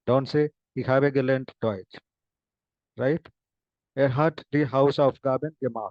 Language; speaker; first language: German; non-native, fluent; Hindi